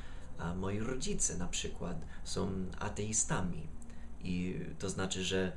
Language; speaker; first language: Polish; non-native, fluent; English